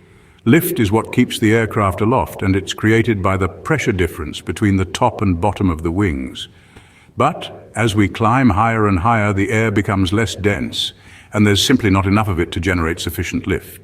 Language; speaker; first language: English; native; English